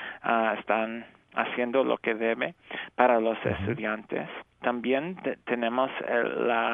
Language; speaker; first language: Spanish; early bilingual, heritage; English